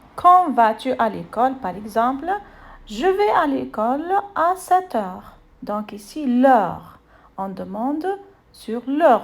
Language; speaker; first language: French; non-native, fluent; Arabic